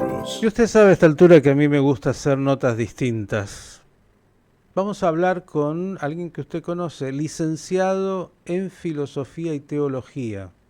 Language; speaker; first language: Spanish; native; Spanish